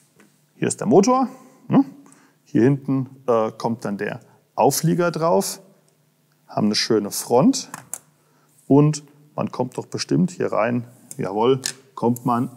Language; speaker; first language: German; native; German